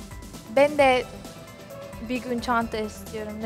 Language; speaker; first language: Turkish; non-native, learner; English